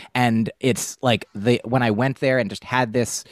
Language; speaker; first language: English; native; English